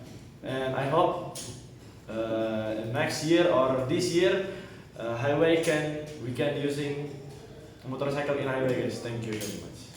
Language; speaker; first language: English; non-native, learner; Indonesian